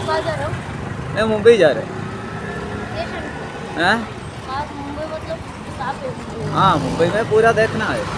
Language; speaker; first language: Hindi; non-native, local second language; Malayalam